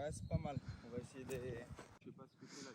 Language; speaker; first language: French; native; French